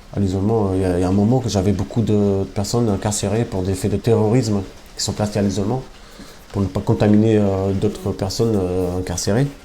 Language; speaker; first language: French; non-native, fluent; Albanian